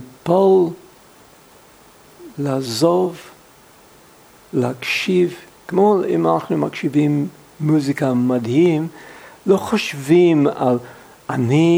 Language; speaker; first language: Hebrew; non-native, fluent; English